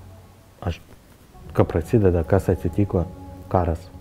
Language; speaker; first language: Lithuanian; non-native, learner; Ukrainian